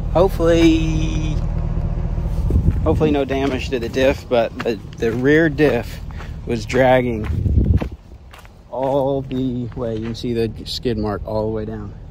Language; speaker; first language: English; native; English